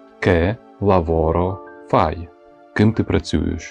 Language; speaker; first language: Italian; non-native, fluent; Ukrainian